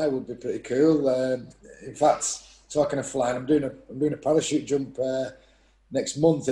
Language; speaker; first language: English; native; English